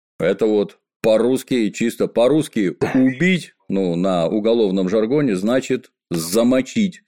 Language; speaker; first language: Russian; native; Russian